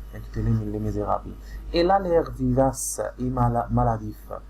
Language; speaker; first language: French; non-native, fluent; Arabic